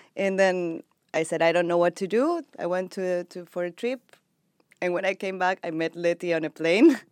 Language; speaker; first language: English; non-native, fluent; Spanish